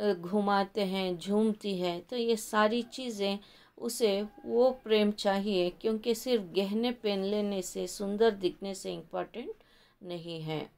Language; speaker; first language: Hindi; non-native, local second language; Kannada